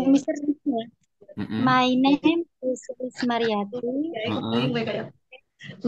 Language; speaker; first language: English; non-native, learner; Indonesian